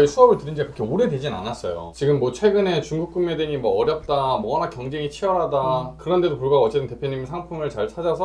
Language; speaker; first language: Korean; native; Korean